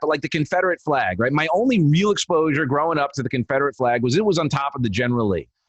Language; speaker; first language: English; native; English